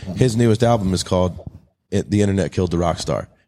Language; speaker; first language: English; native; English